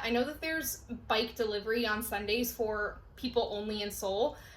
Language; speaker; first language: English; native; English